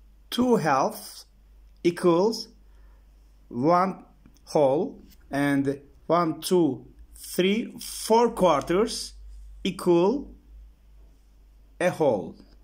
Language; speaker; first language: English; non-native, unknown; Turkish